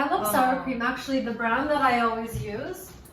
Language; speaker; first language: English; native; English